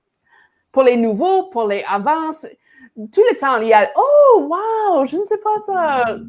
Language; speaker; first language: French; non-native, learner; English